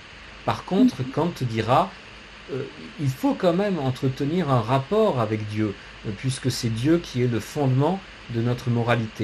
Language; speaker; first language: French; native; French